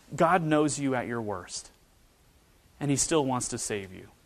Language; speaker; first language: English; native; English